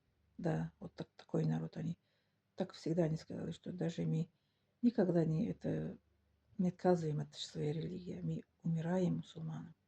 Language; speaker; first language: Russian; non-native, local second language; Tajik